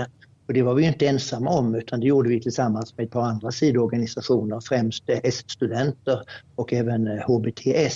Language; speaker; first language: Swedish; native; Swedish